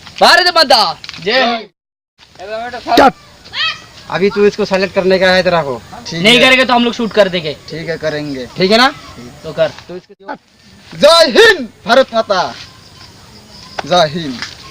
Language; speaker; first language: Hindi; non-native, local second language; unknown